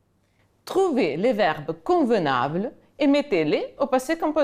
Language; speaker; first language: French; non-native, fluent; Ukrainian